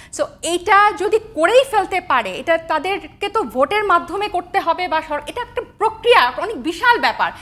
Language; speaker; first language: Bangla; native; Bangla